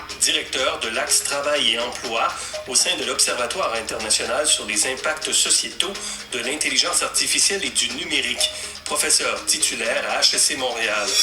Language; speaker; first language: French; native; French